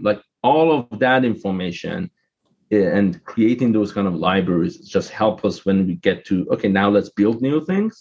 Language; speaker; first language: English; non-native, fluent; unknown